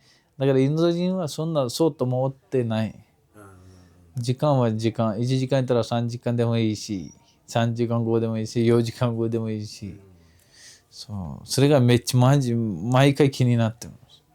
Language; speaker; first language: Japanese; non-native, fluent; Kashmiri